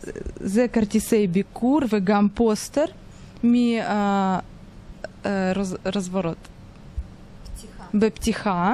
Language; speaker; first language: Hebrew; non-native, fluent; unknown